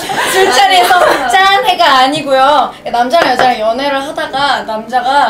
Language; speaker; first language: Korean; non-native, fluent; Chinese